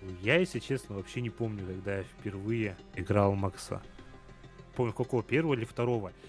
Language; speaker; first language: Russian; native; Russian